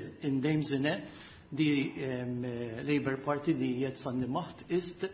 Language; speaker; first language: German; non-native, fluent; Maltese